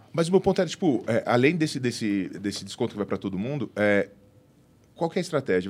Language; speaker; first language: Portuguese; native; Portuguese